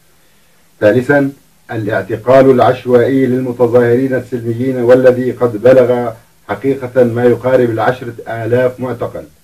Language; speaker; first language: Arabic; native; Arabic